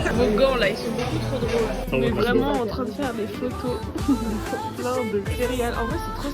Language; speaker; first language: French; native; French